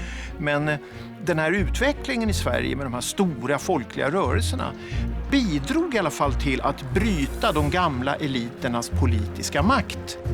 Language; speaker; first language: Swedish; native; Swedish